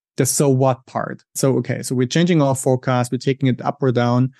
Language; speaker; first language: English; non-native, fluent; German